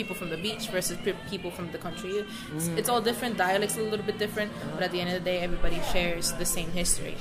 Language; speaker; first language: English; non-native, fluent; Spanish